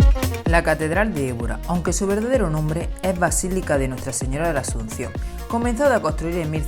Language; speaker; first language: Spanish; native; Spanish